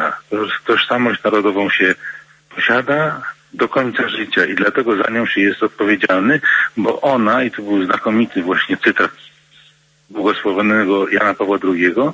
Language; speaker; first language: Polish; native; Polish